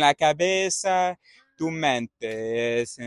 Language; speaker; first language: Spanish; non-native, learner; English